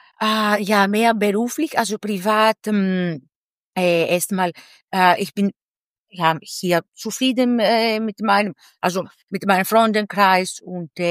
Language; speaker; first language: German; non-native, fluent; Greek